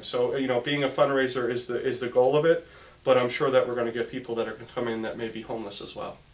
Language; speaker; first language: English; native; English